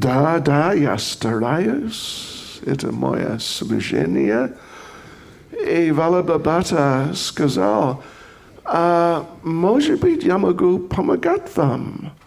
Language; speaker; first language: Russian; non-native, fluent; English